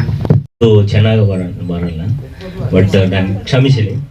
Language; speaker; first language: Kannada; non-native, fluent; Telugu